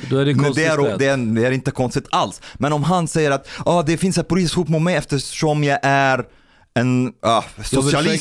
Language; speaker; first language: Swedish; non-native, fluent; Arabic